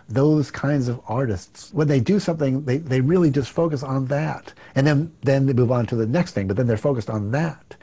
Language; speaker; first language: English; native; English